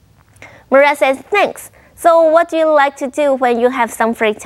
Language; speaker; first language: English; non-native, fluent; Chinese